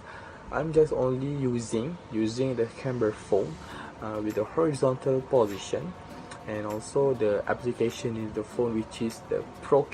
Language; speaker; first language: English; non-native, learner; Malay